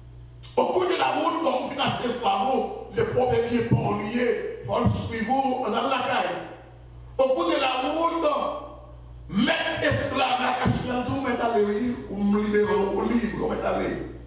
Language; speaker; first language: French; non-native, local second language; Haitian Creole